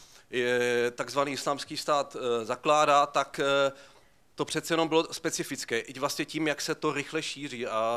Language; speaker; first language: Czech; native; Czech